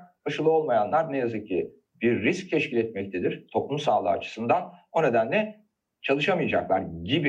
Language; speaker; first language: Turkish; native; Turkish